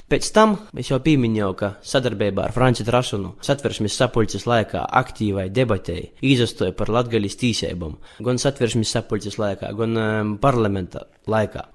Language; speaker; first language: Latvian; native; Latvian